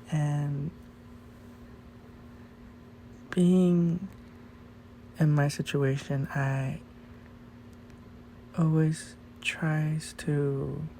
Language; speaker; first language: English; non-native, fluent; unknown